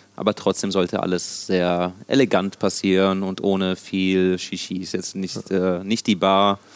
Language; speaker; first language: German; non-native, local second language; Sicilian